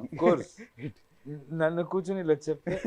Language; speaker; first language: Telugu; non-native, fluent; Kannada